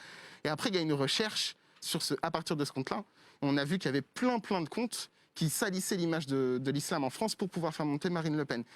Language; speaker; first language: French; native; French